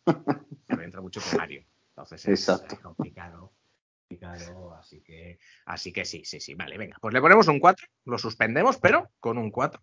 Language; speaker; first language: Spanish; native; Spanish